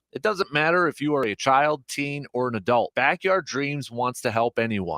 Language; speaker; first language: English; native; English